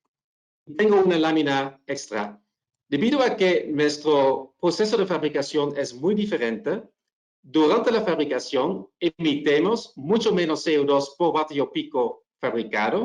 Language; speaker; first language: Spanish; non-native, fluent; Dutch